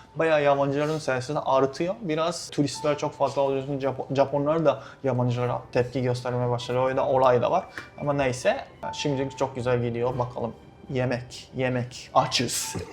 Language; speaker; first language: Turkish; non-native, fluent; Japanese